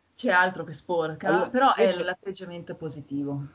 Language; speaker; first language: Italian; native; Italian